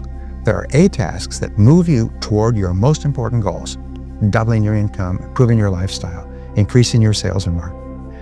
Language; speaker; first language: English; native; English